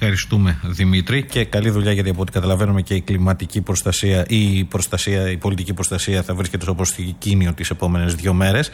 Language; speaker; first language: Greek; native; Greek